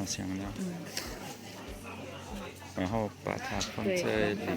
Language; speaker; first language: Chinese; non-native, learner; English